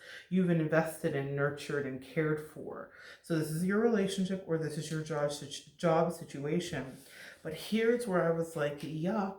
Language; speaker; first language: English; native; English